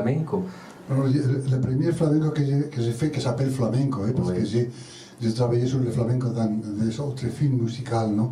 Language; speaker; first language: French; non-native, learner; Spanish